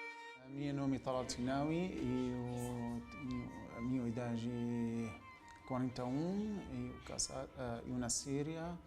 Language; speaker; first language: Portuguese; non-native, learner; Arabic